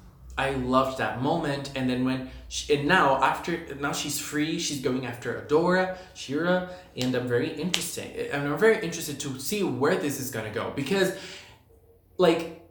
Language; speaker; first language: English; non-native, fluent; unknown